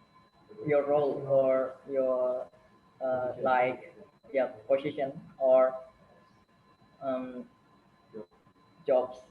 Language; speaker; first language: English; non-native, learner; Indonesian